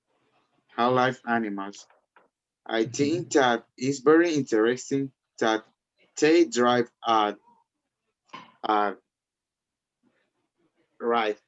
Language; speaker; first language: English; non-native, learner; Spanish